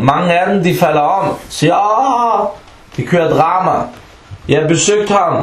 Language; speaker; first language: Danish; non-native, local second language; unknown